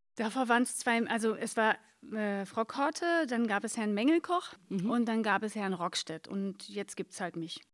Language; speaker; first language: German; native; German